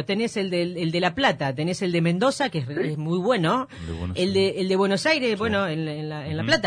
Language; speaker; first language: Spanish; native; Spanish